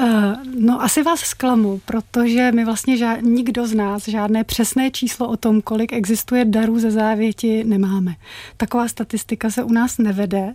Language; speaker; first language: Czech; native; Czech